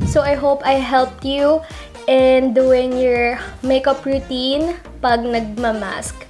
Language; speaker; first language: English; non-native, local second language; Filipino